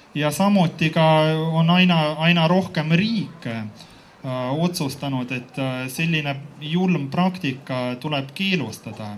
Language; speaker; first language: Estonian; native; Estonian